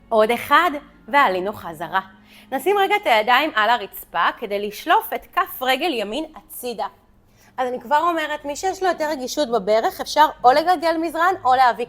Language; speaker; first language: Hebrew; native; Hebrew